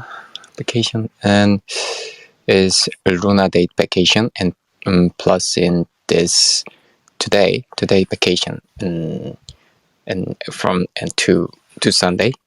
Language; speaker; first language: English; non-native, learner; Korean